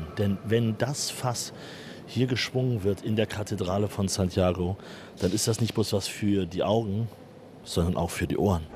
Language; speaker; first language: German; native; German